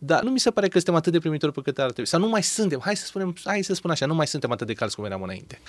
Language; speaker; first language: Romanian; native; Romanian